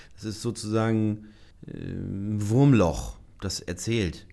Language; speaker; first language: German; native; German